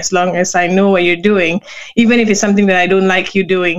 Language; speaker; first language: English; non-native, local second language; Malay